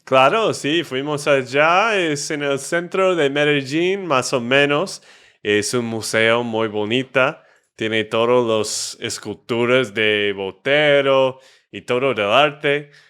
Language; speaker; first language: Spanish; non-native, fluent; English